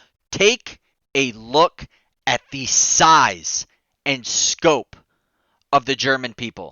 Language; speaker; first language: English; native; English